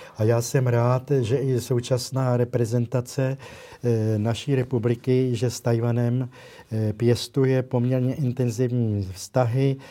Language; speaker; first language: Czech; native; Czech